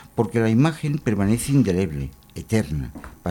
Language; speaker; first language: Spanish; non-native, local second language; Catalan